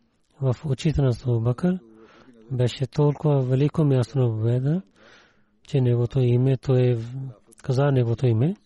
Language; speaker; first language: Bulgarian; non-native, learner; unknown